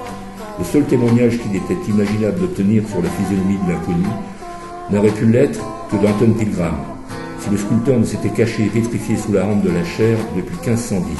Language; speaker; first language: French; native; French